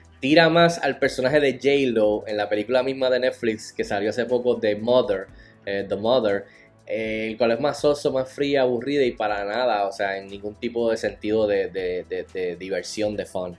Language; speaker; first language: Spanish; native; Spanish